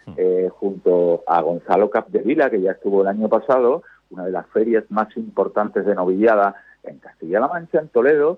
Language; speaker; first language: Spanish; native; Spanish